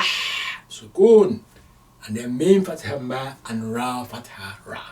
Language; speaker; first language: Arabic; non-native, fluent; English